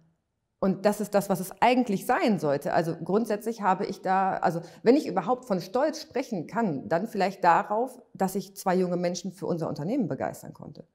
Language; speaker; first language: German; native; German